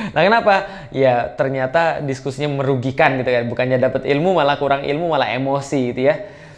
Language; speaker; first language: Indonesian; native; Indonesian